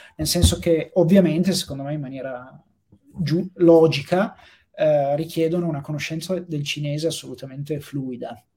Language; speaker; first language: Italian; native; Italian